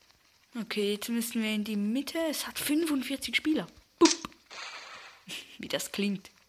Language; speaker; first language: German; native; German